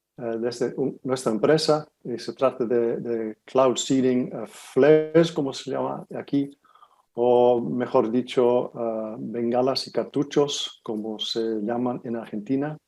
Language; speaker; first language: Spanish; non-native, learner; English